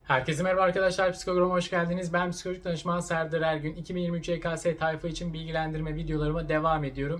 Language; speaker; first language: Turkish; native; Turkish